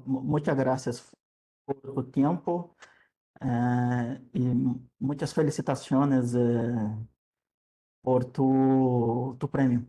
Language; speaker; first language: Spanish; non-native, fluent; Portuguese